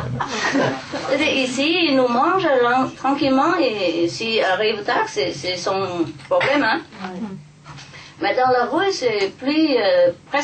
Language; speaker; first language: French; non-native, fluent; Vietnamese